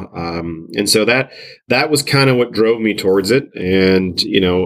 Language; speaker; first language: English; native; English